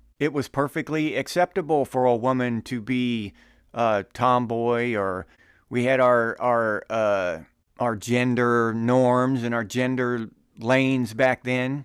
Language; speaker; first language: English; native; English